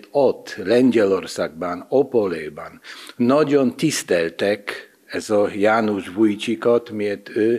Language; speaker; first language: Hungarian; non-native, learner; Polish